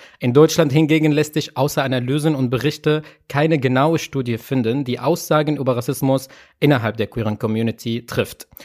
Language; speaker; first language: German; native; German